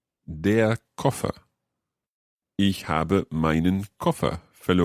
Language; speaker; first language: German; non-native, learner; English